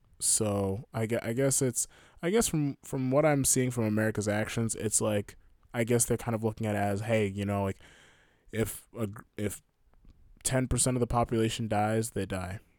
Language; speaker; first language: English; native; English